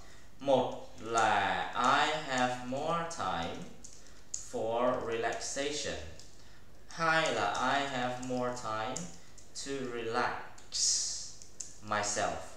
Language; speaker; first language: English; non-native, fluent; Vietnamese